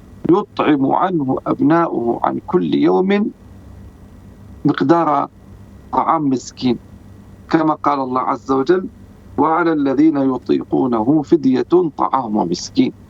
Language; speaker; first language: Arabic; native; Arabic